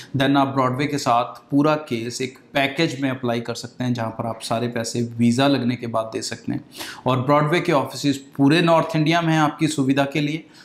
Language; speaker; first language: Hindi; non-native, local second language; Punjabi